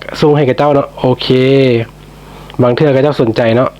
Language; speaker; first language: Thai; non-native, local second language; Lao